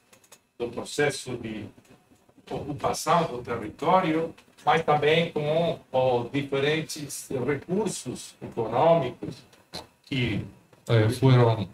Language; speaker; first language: Portuguese; non-native, fluent; Spanish